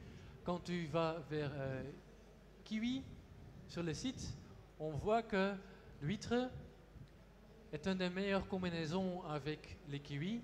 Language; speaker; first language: French; non-native, local second language; Dutch